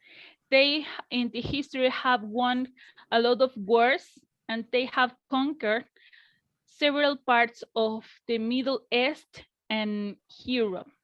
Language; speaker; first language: English; non-native, learner; Spanish